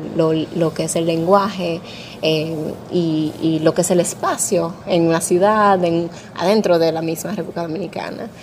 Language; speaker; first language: Spanish; early bilingual, heritage; Spanish